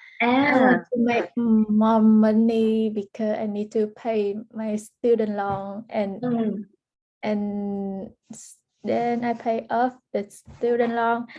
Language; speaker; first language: English; early bilingual, heritage; Vietnamese